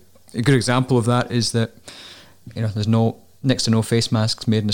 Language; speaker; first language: English; native; English